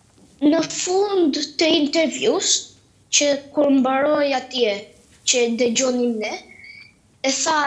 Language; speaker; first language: Albanian; early bilingual, heritage; Albanian